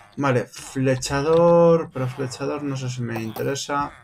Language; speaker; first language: Spanish; native; Spanish